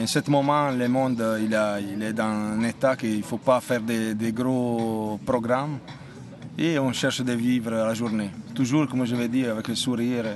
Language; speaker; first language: French; non-native, fluent; Italian